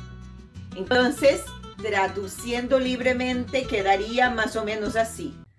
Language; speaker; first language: Spanish; non-native, fluent; Portuguese